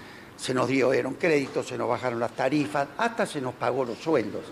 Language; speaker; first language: Spanish; native; Spanish